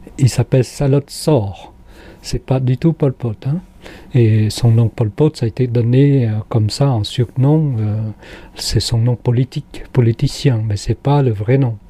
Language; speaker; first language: French; non-native, fluent; Khmer